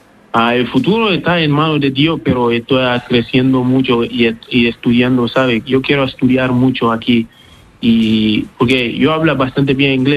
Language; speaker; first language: Spanish; non-native, learner; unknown